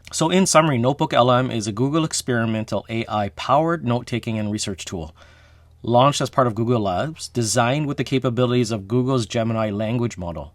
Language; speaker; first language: English; native; English